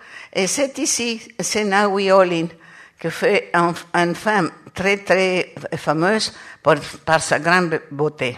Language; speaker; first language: French; non-native, learner; Spanish